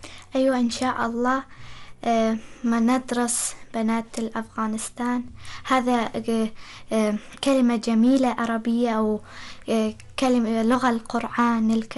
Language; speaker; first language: Arabic; non-native, learner; Persian